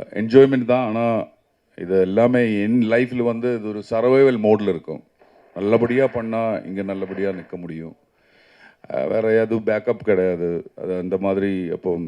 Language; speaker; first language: Tamil; non-native, learner; Malayalam